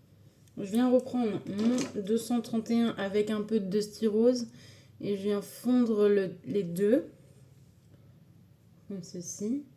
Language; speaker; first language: French; native; French